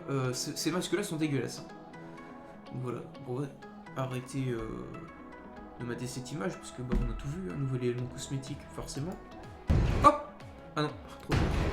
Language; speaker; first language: French; native; French